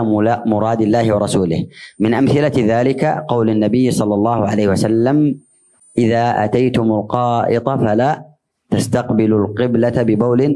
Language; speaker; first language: Arabic; native; Arabic